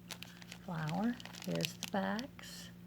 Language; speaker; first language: English; native; English